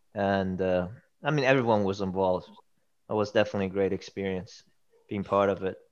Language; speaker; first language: English; early bilingual, other home language; German